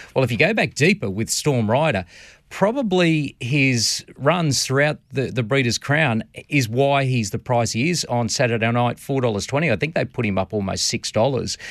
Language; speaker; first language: English; native; English